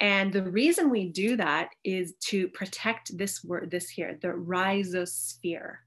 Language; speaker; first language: English; native; English